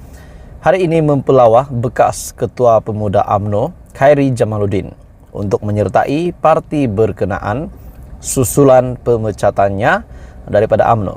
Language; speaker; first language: Malay; native; Malay